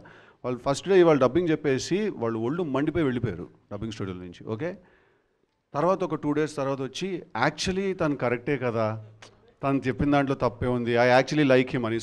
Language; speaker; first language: Telugu; native; Telugu